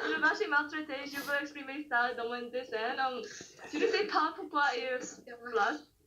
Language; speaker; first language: French; non-native, learner; English